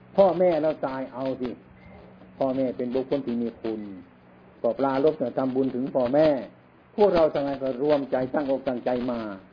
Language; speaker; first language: Thai; non-native, local second language; Northeastern Thai